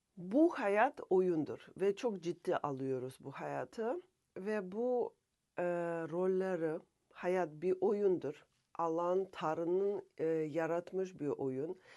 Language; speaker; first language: Turkish; non-native, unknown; Russian